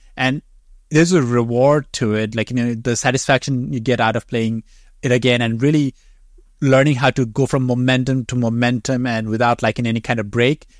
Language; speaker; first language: English; non-native, fluent; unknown